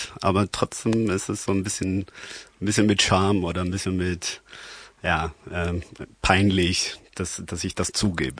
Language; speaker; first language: German; non-native, fluent; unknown